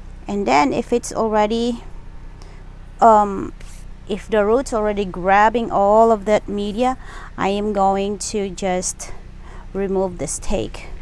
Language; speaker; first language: English; non-native, local second language; Filipino